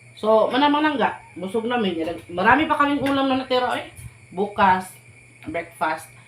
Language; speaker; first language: Filipino; non-native, local second language; Cebuano